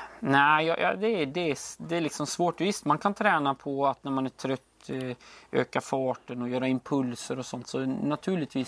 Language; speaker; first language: Swedish; native; Swedish